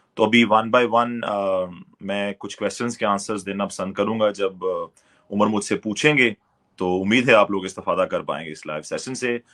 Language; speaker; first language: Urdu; native; Urdu